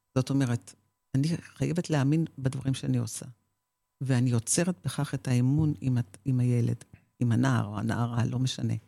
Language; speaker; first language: Hebrew; native; Hebrew